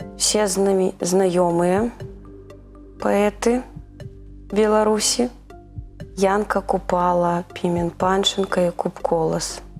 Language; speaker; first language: Belarusian; non-native, local second language; Russian